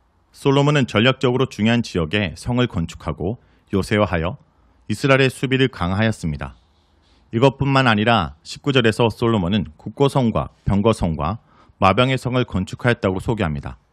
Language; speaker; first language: Korean; native; Korean